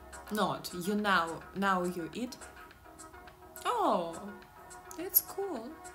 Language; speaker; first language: English; non-native, learner; Russian